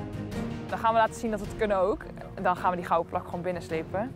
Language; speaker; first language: Dutch; native; Dutch